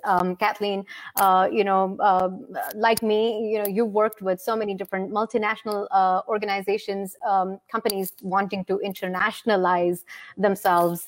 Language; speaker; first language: English; non-native, local second language; Hindi